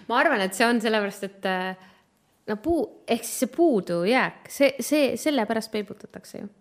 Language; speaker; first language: Estonian; native; Estonian